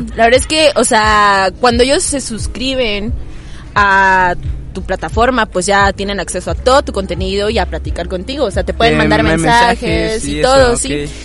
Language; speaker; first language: Spanish; native; Spanish